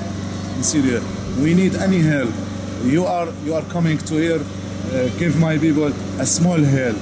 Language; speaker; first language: English; non-native, learner; Arabic